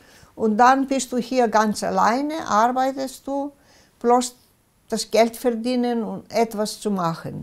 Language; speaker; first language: German; non-native, local second language; Greek